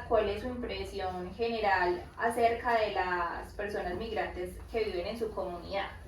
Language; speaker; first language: Spanish; native; Spanish